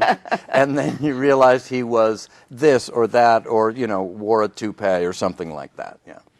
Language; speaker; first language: English; native; English